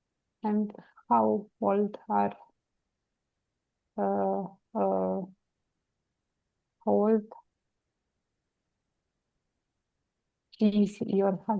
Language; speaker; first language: English; non-native, learner; Romanian